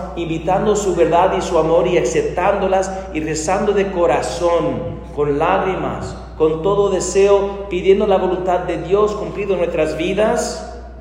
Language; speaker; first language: Spanish; non-native, fluent; English